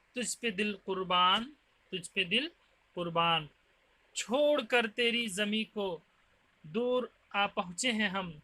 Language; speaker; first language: Urdu; native; Urdu